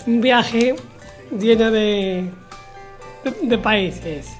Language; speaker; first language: Spanish; native; Spanish